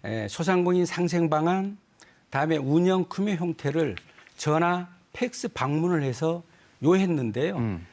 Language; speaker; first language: Korean; native; Korean